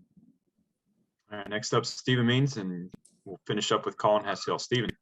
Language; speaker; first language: English; native; English